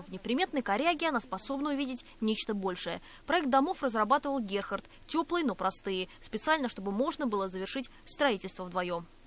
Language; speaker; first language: Russian; native; Russian